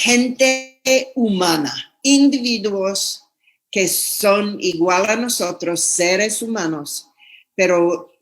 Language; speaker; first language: Spanish; non-native, fluent; English